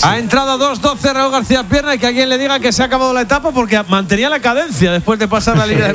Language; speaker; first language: Spanish; native; Spanish